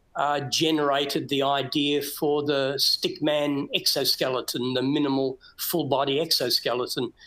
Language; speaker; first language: English; native; English